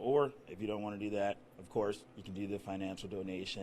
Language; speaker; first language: English; native; English